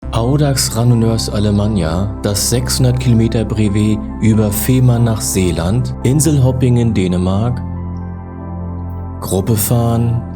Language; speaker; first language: German; native; German